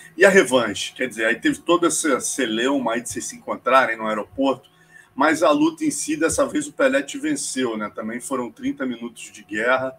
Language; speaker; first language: Portuguese; native; Portuguese